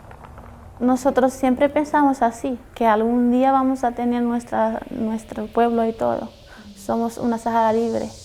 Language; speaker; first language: Spanish; non-native, fluent; Arabic